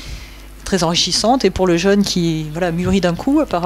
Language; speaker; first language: French; native; French